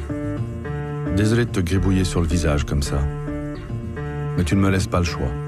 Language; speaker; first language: French; early bilingual, other home language; Arabic